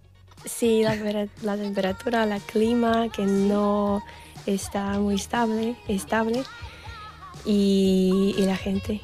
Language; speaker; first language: Spanish; non-native, learner; Slovak